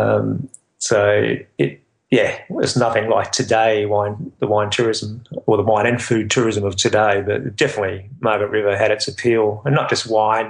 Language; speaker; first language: English; native; English